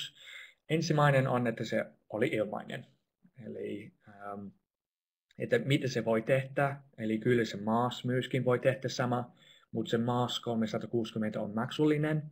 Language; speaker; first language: Finnish; non-native, fluent; English